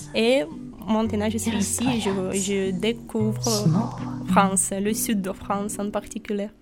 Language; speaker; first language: French; non-native, fluent; Russian